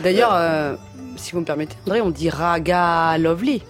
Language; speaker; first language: French; native; French